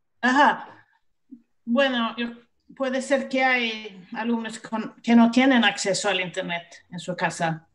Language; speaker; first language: Spanish; non-native, fluent; Swedish